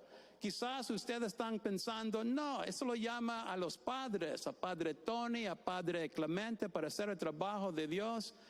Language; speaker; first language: Spanish; non-native, fluent; English